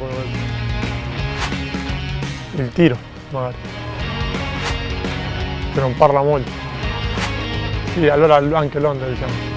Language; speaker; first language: Italian; non-native, fluent; Spanish